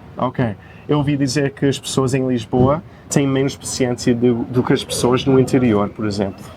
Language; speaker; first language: Portuguese; early bilingual, heritage; Portuguese